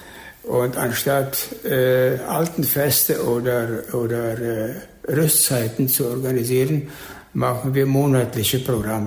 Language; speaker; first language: German; early bilingual, heritage; German